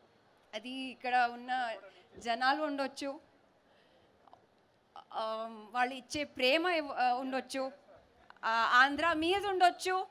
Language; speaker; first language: Telugu; non-native, local second language; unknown